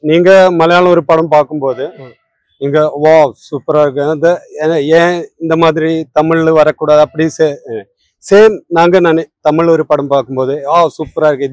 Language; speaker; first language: Tamil; non-native, learner; Malayalam